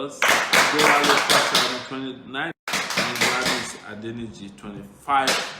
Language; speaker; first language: English; non-native, local second language; Yoruba